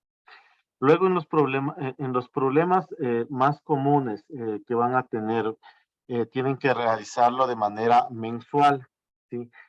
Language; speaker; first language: Spanish; native; Spanish